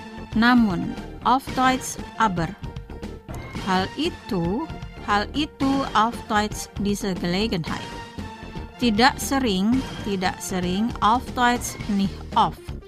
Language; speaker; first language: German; non-native, fluent; Indonesian